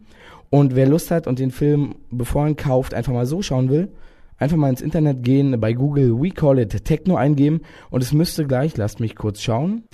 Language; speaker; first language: German; native; German